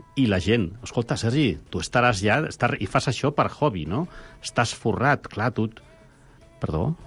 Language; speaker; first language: Catalan; non-native, local second language; Spanish